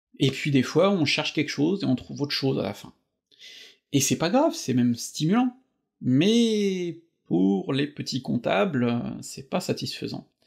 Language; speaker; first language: French; native; French